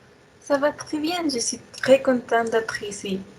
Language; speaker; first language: French; non-native, learner; Spanish